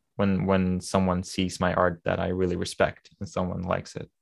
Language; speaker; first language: English; non-native, fluent; Swedish